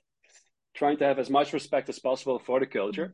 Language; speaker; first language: English; non-native, fluent; Dutch